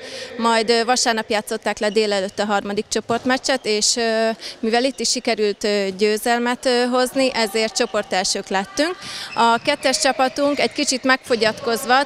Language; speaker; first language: Hungarian; native; Hungarian